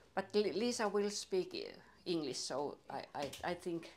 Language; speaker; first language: English; non-native, fluent; Finnish